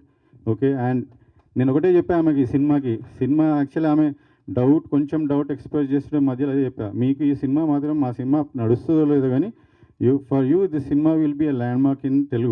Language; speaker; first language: Telugu; native; Telugu